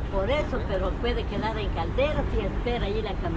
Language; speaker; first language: Spanish; native; Spanish